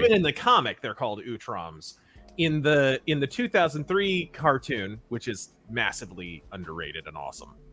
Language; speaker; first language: English; native; English